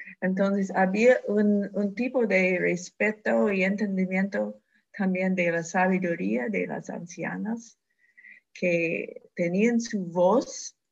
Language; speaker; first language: Spanish; non-native, fluent; English